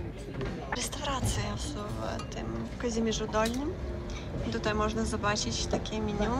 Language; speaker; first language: Polish; non-native, learner; Ukrainian